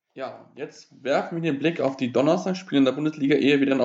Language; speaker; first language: German; native; German